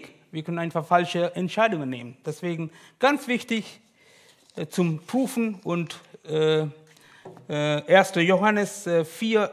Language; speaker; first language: German; non-native, learner; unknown